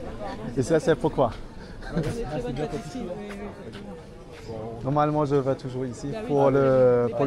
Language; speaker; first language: French; non-native, fluent; German